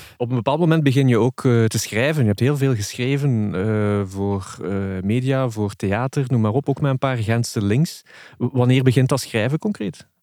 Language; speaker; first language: Dutch; native; Dutch